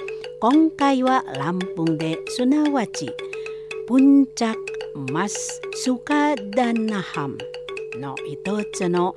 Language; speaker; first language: Japanese; non-native, learner; Indonesian